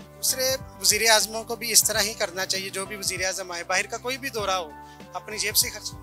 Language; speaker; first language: Urdu; native; Urdu